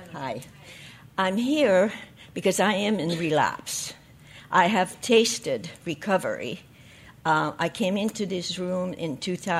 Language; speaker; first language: English; non-native, fluent; Hungarian